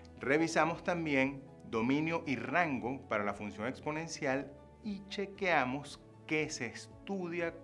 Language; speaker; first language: Spanish; native; Spanish